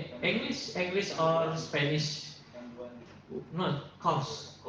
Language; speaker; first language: English; non-native, learner; Indonesian